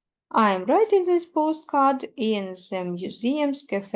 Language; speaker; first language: English; non-native, fluent; Ukrainian